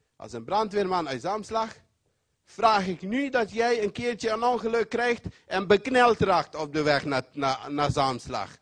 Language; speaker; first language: Dutch; non-native, fluent; Papiamento